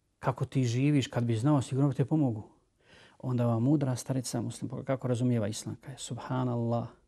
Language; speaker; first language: Bosnian; native; Bosnian